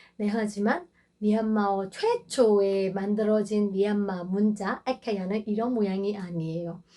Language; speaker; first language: Korean; non-native, fluent; Burmese